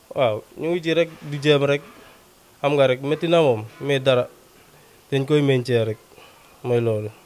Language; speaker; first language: Wolof; non-native, local second language; Serer